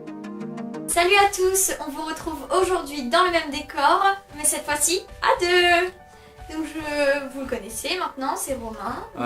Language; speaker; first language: French; native; French